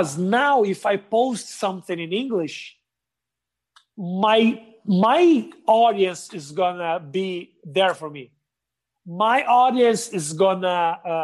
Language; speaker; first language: English; non-native, fluent; Portuguese